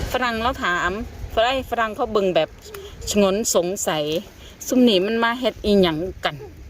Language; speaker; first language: Thai; native; Thai